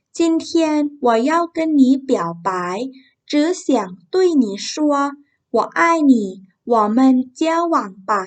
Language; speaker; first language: Chinese; non-native, fluent; Thai